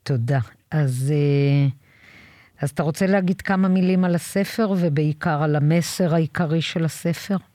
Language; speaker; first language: Hebrew; native; Hebrew